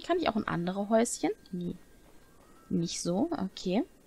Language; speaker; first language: German; native; German